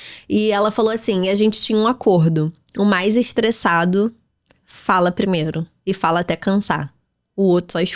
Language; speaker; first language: Portuguese; native; Portuguese